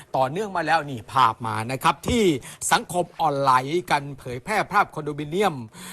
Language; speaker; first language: Thai; native; Thai